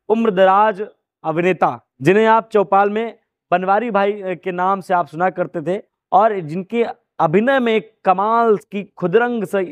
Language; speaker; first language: Hindi; native; Hindi